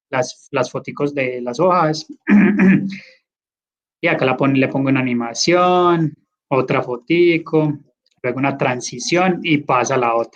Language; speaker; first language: Spanish; native; Spanish